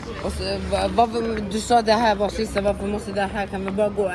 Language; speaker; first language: Swedish; early bilingual, other home language; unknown